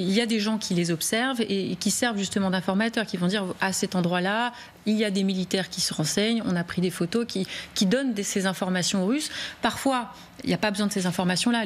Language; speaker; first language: French; native; French